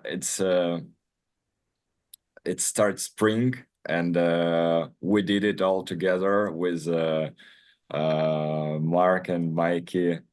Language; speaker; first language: English; non-native, learner; Russian